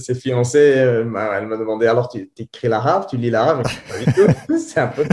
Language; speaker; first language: French; native; French